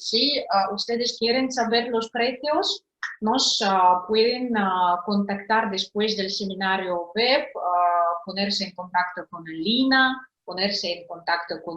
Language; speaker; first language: Spanish; non-native, fluent; Russian